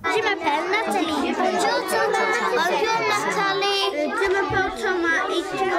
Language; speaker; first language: French; non-native, learner; English